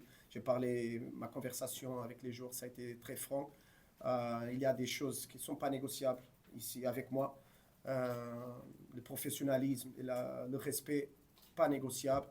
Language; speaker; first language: French; non-native, fluent; Portuguese